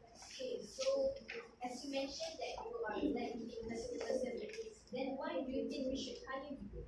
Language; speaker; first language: English; non-native, local second language; Malay